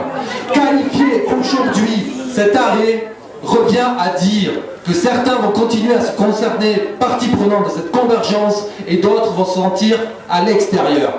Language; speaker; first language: French; native; French